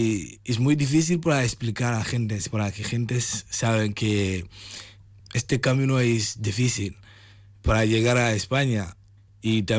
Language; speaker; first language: Spanish; non-native, learner; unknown